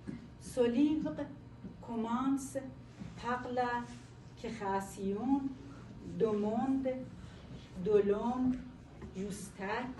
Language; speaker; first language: French; non-native, learner; Persian